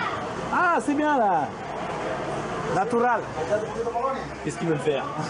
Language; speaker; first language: French; native; French